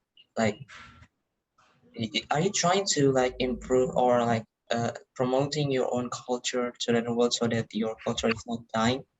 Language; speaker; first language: English; non-native, learner; Indonesian